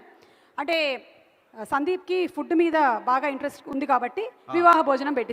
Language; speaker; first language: Telugu; native; Telugu